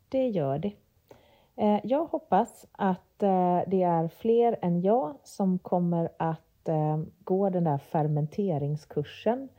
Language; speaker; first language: Swedish; native; Swedish